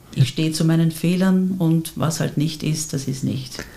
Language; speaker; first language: German; native; German